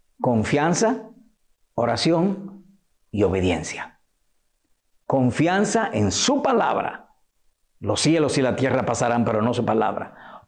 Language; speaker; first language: Spanish; native; Spanish